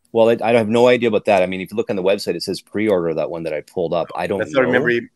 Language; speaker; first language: English; native; English